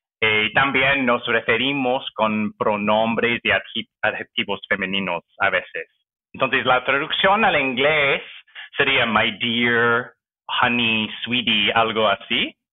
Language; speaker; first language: Spanish; non-native, fluent; English